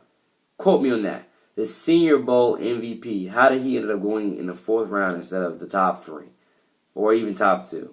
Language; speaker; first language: English; native; English